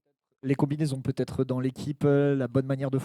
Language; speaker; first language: French; native; French